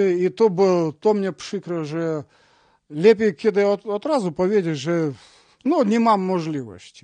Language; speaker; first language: Polish; non-native, learner; Russian